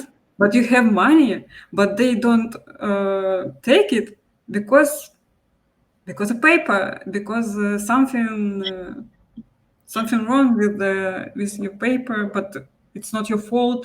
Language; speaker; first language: English; non-native, local second language; Russian